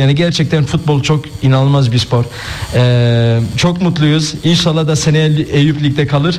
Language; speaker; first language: Turkish; early bilingual, heritage; Turkish